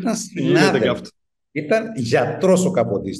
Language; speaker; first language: Greek; native; Greek